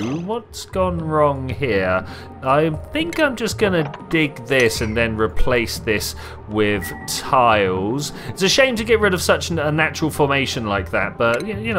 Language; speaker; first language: English; native; English